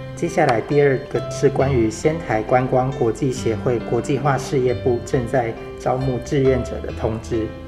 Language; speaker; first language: Chinese; native; Chinese